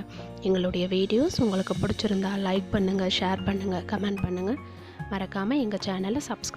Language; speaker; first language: Tamil; native; Tamil